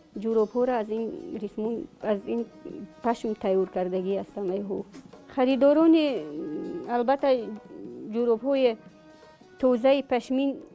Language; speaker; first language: Tajik; non-native, local second language; Shughni